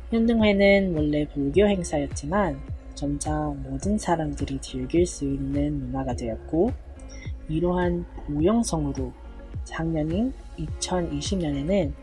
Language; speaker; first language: Korean; non-native, fluent; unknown